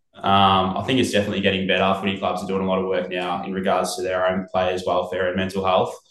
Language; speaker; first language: English; native; English